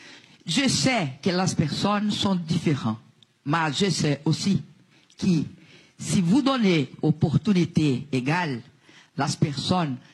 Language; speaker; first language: French; non-native, learner; Portuguese